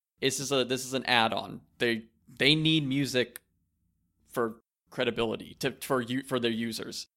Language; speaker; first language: English; native; English